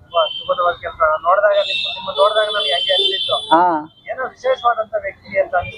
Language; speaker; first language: Kannada; native; Kannada